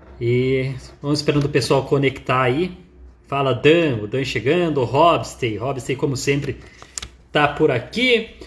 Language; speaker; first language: Portuguese; native; Portuguese